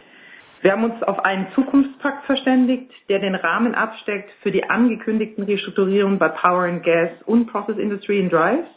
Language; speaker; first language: German; native; German